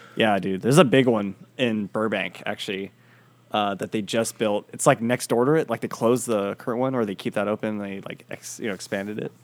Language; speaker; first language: English; early bilingual, other home language; Filipino